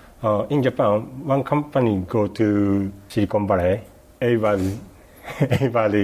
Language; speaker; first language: English; non-native, learner; Japanese